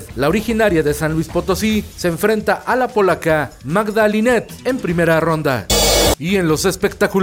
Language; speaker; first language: Spanish; native; Spanish